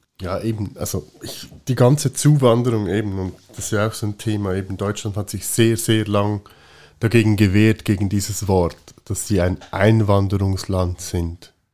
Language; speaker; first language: German; native; German